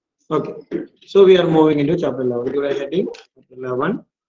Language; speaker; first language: English; non-native, local second language; Malayalam